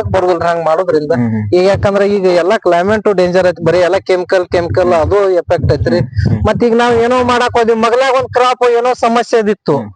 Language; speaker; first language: Kannada; native; Kannada